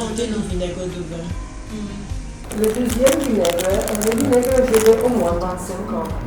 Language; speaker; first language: French; non-native, fluent; Italian